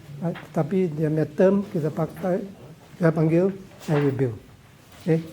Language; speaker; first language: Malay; non-native, local second language; Cantonese